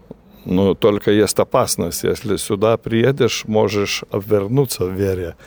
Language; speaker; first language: Russian; non-native, fluent; Lithuanian